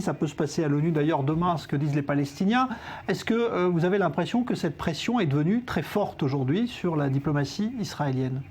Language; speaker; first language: French; native; French